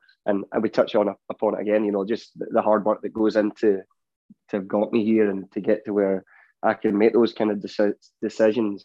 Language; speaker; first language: English; native; English